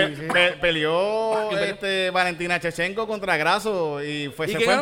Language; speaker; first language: Spanish; native; Spanish